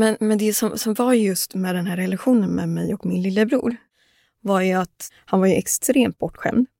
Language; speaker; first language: Swedish; early bilingual, other home language; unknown